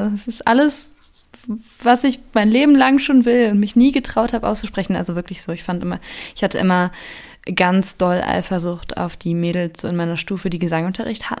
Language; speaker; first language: German; native; German